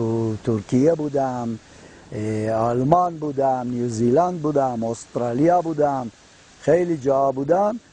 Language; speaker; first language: Persian; early bilingual, heritage; Persian